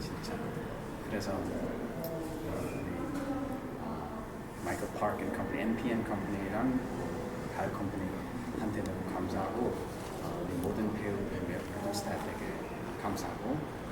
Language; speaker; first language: Korean; early bilingual, heritage; English